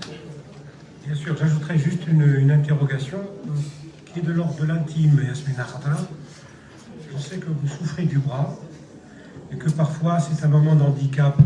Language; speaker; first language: French; non-native, local second language; Arabic